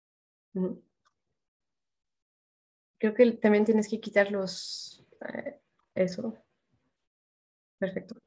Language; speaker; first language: Spanish; non-native, fluent; French